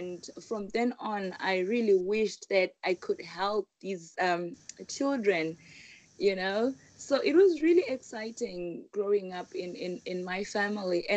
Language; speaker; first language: English; non-native, local second language; Shona